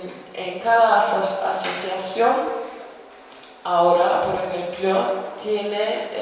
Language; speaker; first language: Spanish; non-native, fluent; Kurdish